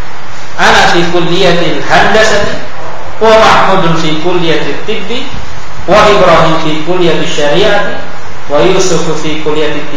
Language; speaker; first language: Arabic; non-native, fluent; Indonesian